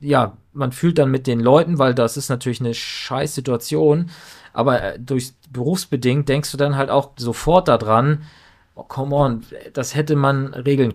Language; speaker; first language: German; native; German